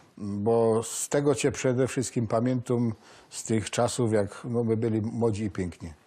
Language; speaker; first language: Polish; native; Polish